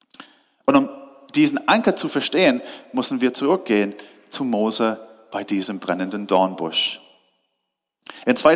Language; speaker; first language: German; non-native, fluent; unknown